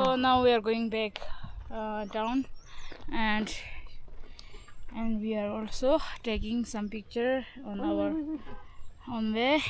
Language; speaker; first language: English; non-native, learner; Tibetan